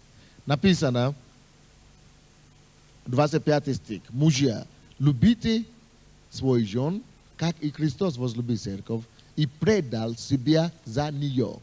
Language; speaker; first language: Russian; non-native, fluent; Yoruba